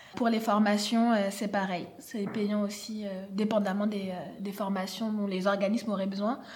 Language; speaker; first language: French; native; French